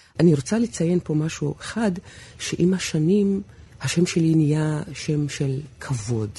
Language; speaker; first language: Hebrew; non-native, local second language; Arabic